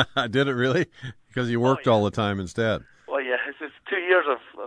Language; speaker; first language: English; native; English